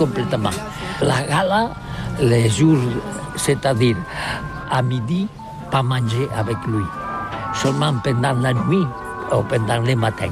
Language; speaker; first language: French; non-native, learner; Catalan